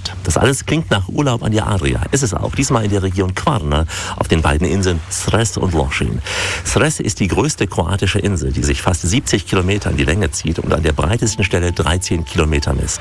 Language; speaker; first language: German; native; German